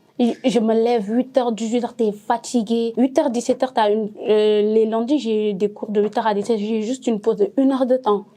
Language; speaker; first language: French; non-native, local second language; Wolof